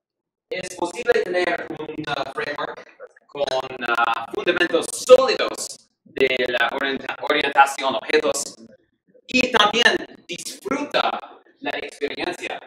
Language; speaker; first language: Spanish; non-native, learner; English